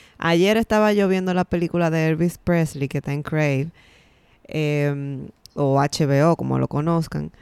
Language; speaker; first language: Spanish; native; Spanish